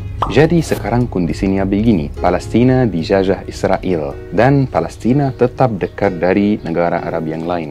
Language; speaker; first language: Indonesian; non-native, fluent; Arabic